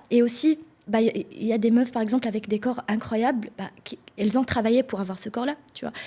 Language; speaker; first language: French; non-native, local second language; Arabic